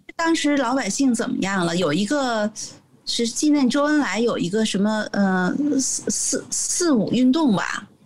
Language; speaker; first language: Chinese; native; Chinese